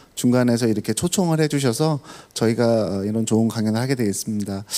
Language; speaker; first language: Korean; native; Korean